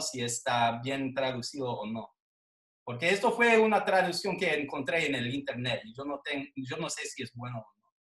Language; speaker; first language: Spanish; non-native, fluent; English